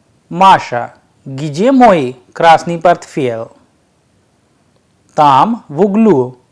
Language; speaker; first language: Russian; non-native, fluent; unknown